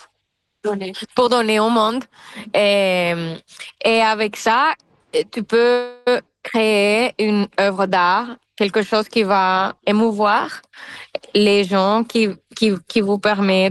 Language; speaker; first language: French; non-native, fluent; Spanish